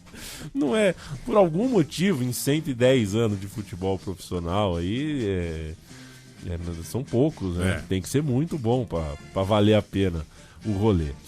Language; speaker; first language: Portuguese; native; Portuguese